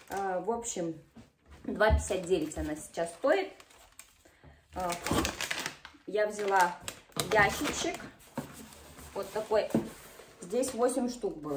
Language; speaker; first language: Russian; native; Russian